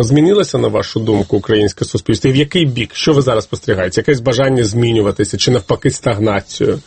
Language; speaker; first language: Ukrainian; native; Ukrainian